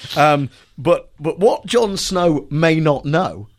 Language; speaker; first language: English; native; English